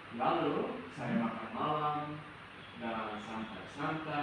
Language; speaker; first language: Indonesian; non-native, learner; English